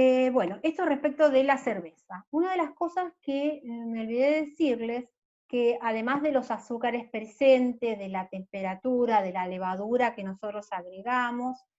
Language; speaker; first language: Spanish; native; Spanish